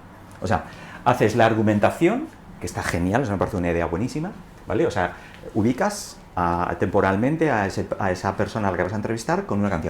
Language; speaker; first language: Spanish; native; Spanish